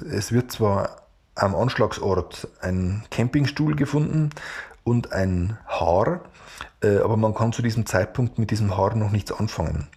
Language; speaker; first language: German; native; German